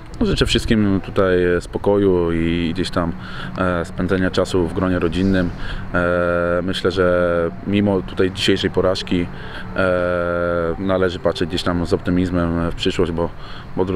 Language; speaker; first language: Polish; native; Polish